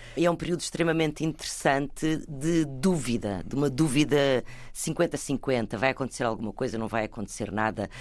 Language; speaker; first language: Portuguese; native; Portuguese